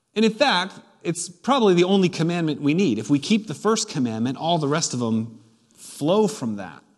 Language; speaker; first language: English; native; English